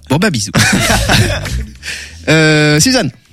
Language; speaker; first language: French; native; French